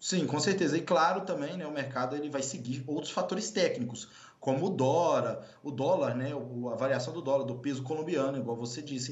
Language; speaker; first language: Portuguese; native; Portuguese